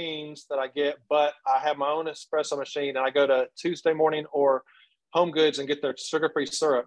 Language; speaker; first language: English; native; English